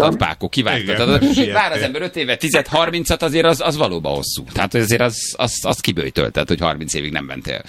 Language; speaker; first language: Hungarian; native; Hungarian